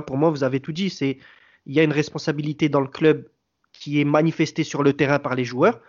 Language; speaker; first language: French; native; French